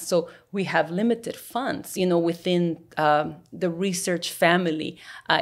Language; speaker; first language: English; native; English